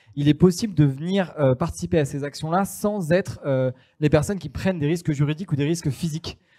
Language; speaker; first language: French; native; French